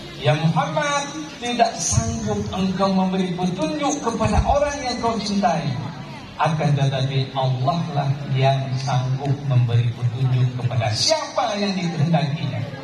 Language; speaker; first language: Indonesian; non-native, local second language; Achinese